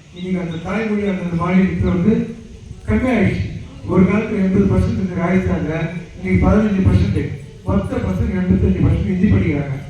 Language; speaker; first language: Tamil; non-native, local second language; Telugu